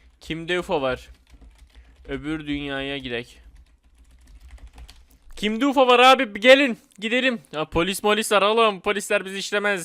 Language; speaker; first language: Turkish; native; Turkish